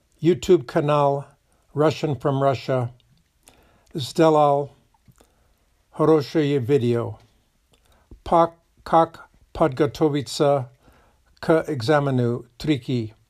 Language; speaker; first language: Russian; non-native, learner; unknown